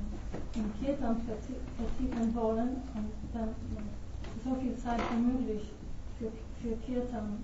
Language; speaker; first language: German; non-native, fluent; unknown